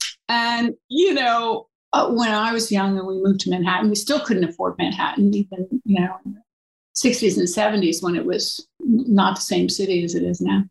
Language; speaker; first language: English; native; English